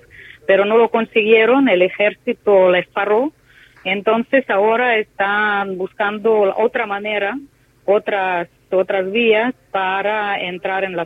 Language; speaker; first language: Spanish; non-native, fluent; Ukrainian